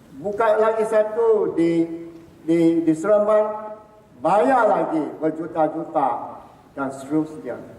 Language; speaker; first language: Malay; non-native, local second language; Min Nan Chinese